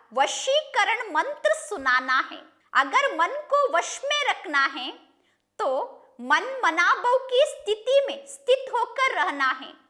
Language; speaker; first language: Hindi; non-native, local second language; Kannada